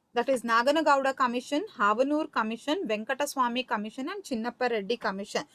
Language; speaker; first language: English; non-native, local second language; Kannada